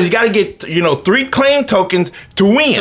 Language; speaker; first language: English; native; English